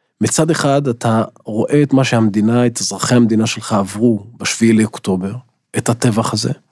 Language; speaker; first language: Hebrew; non-native, local second language; Arabic